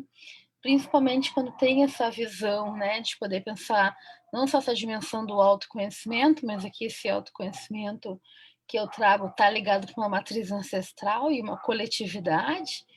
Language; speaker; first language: Portuguese; native; Portuguese